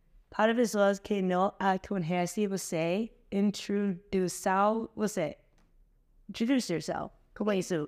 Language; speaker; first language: Portuguese; non-native, learner; English